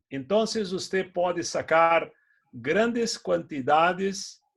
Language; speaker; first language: Spanish; non-native, fluent; Portuguese